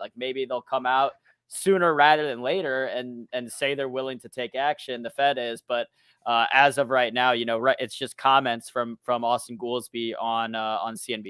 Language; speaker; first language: English; native; English